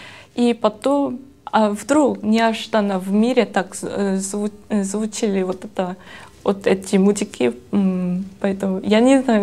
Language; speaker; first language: Russian; non-native, learner; Korean